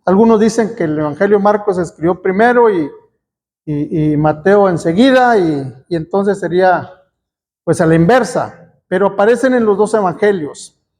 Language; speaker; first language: Spanish; native; Spanish